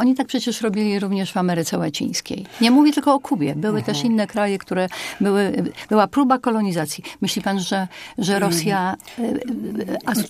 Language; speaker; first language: Polish; native; Polish